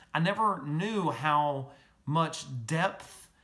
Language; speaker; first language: English; native; English